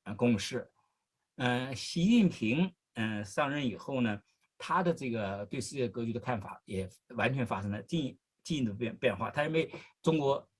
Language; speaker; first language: Chinese; native; Chinese